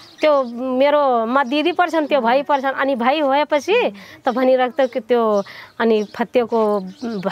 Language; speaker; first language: Nepali; non-native, local second language; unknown